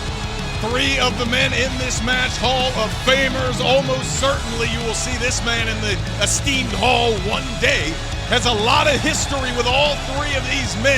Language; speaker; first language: English; native; English